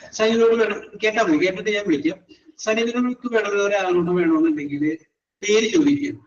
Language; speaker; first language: Malayalam; native; Malayalam